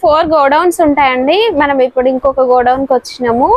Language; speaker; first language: Telugu; native; Telugu